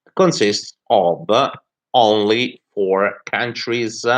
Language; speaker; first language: English; non-native, fluent; Italian